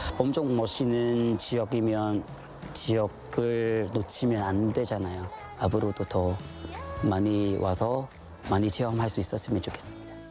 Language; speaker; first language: Korean; non-native, fluent; Vietnamese